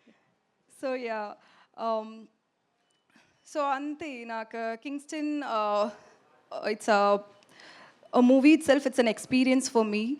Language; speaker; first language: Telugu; non-native, learner; Tamil